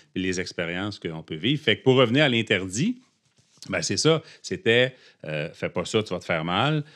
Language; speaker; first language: French; native; French